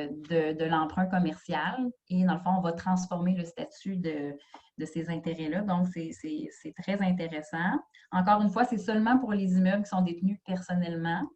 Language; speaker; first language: French; native; French